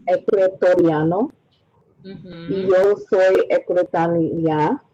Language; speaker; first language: Spanish; non-native, learner; English